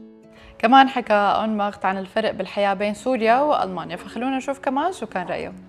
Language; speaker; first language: Arabic; native; Arabic